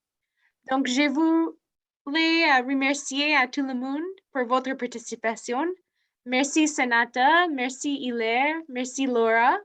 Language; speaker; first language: French; non-native, fluent; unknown